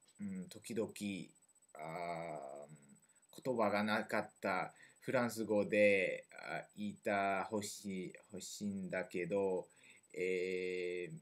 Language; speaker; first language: Japanese; non-native, learner; French